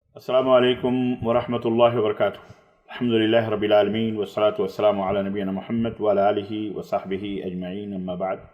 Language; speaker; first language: Urdu; native; Urdu